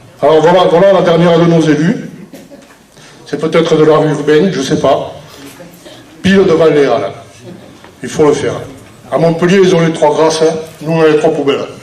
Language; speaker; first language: French; native; French